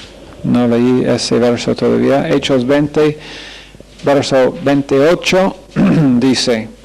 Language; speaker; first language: Spanish; non-native, fluent; English